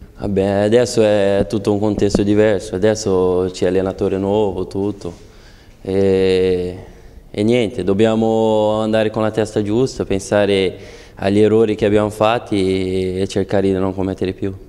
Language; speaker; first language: Italian; non-native, fluent; Portuguese